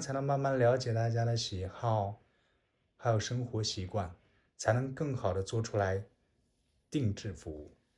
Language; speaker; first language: Chinese; native; Chinese